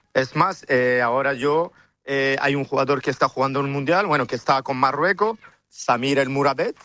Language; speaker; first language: Spanish; early bilingual, heritage; French